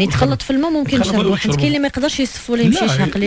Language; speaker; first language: Arabic; native; Arabic